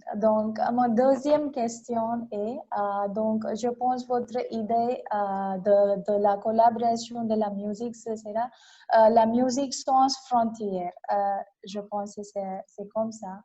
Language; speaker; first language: French; non-native, learner; Malayalam